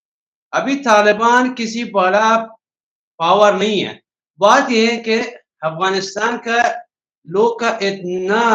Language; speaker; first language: Hindi; non-native, fluent; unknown